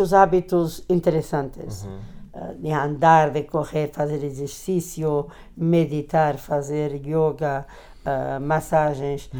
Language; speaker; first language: Spanish; non-native, fluent; Portuguese